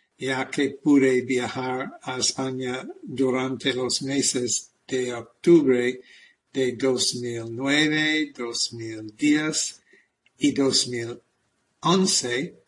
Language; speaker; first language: Spanish; non-native, fluent; English